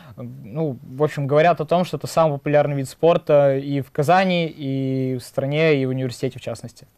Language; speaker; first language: Russian; native; Russian